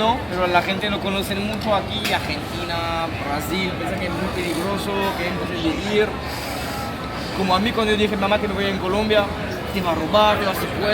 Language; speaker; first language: Spanish; non-native, learner; French